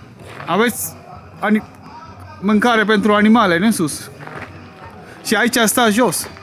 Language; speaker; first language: Romanian; non-native, learner; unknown